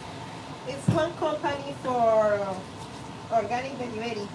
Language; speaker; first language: English; non-native, learner; Spanish